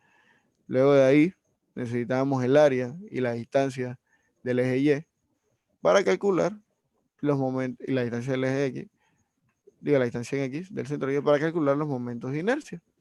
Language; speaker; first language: Spanish; native; Spanish